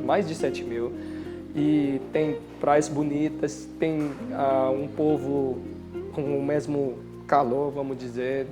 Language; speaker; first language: Portuguese; non-native, fluent; Filipino